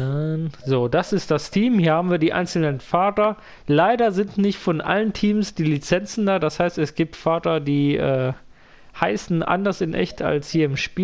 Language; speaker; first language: German; native; German